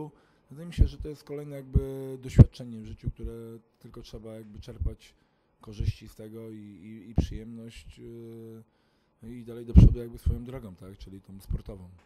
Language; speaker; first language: Polish; native; Polish